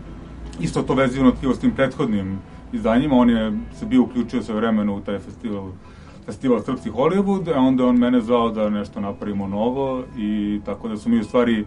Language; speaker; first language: Serbian; native; Serbian